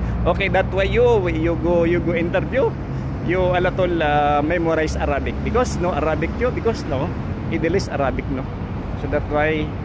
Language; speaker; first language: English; non-native, learner; Filipino